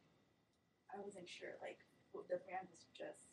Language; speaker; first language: English; native; English